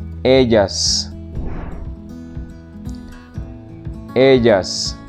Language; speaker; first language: Spanish; non-native, fluent; Wolof